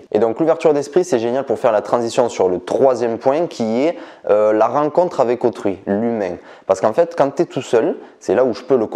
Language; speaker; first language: French; native; French